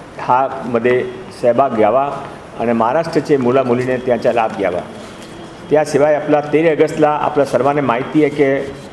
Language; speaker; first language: Marathi; non-native, local second language; Hindi